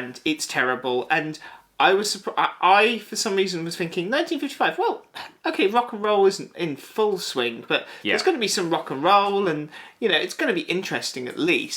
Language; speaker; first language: English; native; English